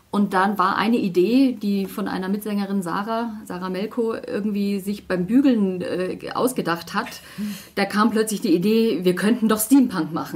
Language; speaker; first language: German; native; German